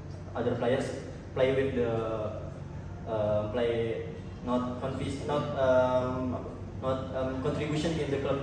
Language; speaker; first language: English; non-native, learner; Indonesian